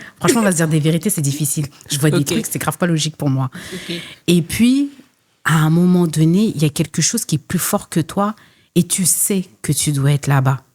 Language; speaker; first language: French; early bilingual, other home language; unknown